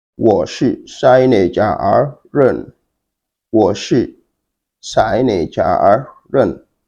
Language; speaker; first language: Chinese; non-native, fluent; Wolof